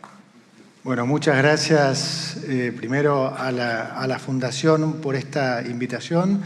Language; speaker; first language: Spanish; native; Spanish